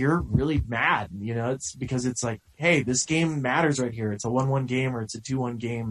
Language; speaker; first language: English; native; English